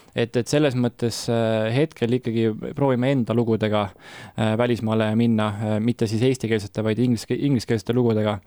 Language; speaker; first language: Estonian; native; Estonian